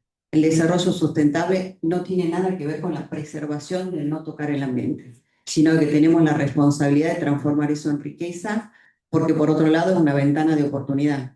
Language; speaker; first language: Spanish; native; Spanish